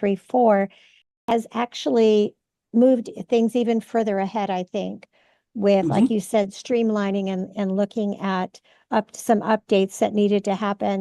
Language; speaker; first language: English; native; English